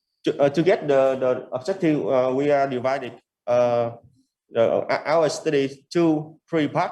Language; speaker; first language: English; non-native, learner; Vietnamese